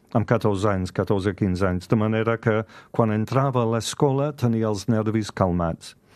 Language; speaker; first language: Catalan; non-native, fluent; English